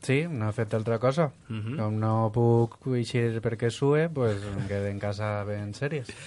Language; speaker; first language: Catalan; native; Catalan